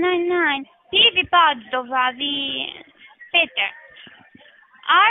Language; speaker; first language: German; non-native, learner; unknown